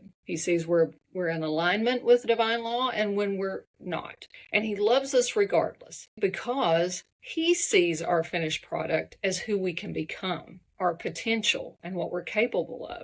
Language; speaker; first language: English; native; English